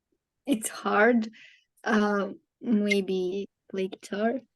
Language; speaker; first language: English; non-native, learner; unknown